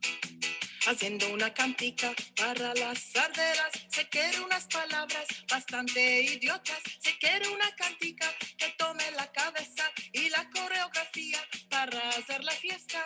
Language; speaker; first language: Spanish; non-native, learner; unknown